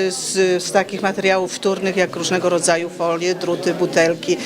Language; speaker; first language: Polish; native; Polish